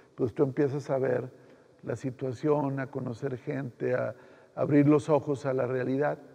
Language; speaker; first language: Spanish; native; Spanish